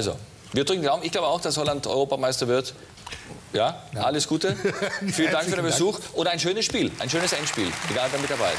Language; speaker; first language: German; native; German